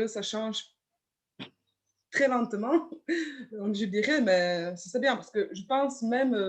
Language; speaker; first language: French; non-native, fluent; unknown